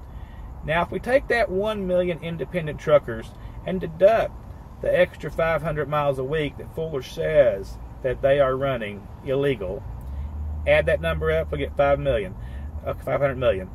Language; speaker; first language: English; native; English